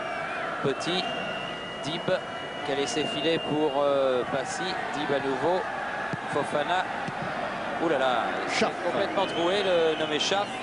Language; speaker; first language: French; native; French